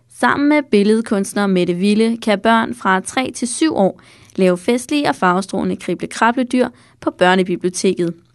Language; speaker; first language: Danish; native; Danish